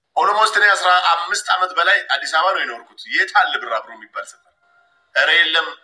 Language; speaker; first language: Amharic; native; Amharic